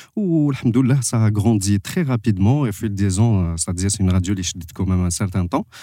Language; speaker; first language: French; non-native, local second language; Arabic